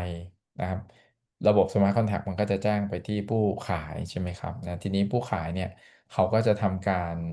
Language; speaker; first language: Thai; native; Thai